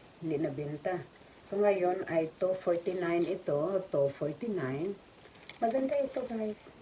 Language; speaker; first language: Filipino; non-native, local second language; Cebuano